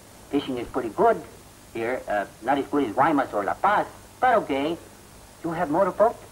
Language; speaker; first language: English; non-native, fluent; Spanish